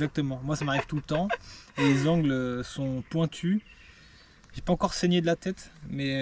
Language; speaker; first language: French; native; French